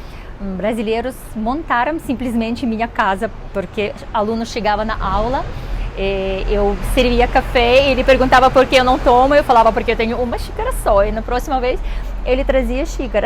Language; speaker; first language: Portuguese; non-native, fluent; Russian